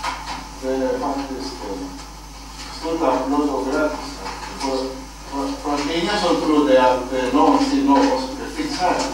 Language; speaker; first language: Swedish; non-native, fluent; Greek